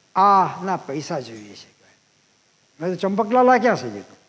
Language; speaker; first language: Gujarati; native; Gujarati